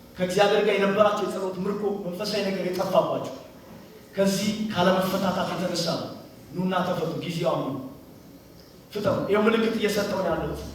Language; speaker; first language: Amharic; native; Amharic